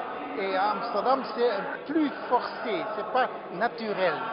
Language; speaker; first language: French; non-native, fluent; Dutch